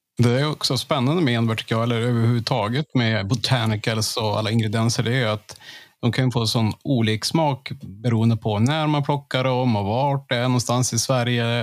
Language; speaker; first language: Swedish; native; Swedish